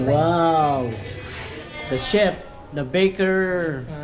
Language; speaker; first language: English; non-native, local second language; Filipino